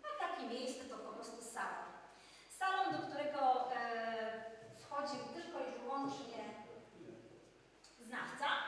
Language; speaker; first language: Polish; native; Polish